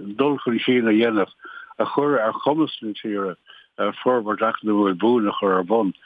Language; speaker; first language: Irish; non-native, local second language; English